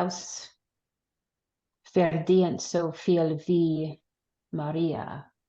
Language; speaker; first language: German; non-native, learner; English